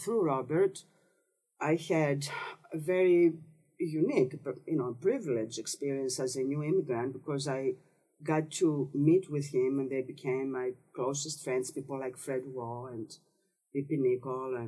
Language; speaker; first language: English; non-native, fluent; Greek